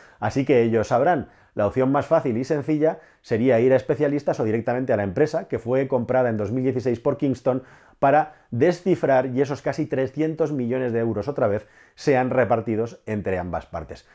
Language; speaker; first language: Spanish; native; Spanish